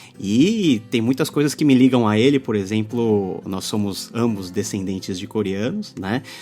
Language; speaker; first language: Portuguese; early bilingual, other home language; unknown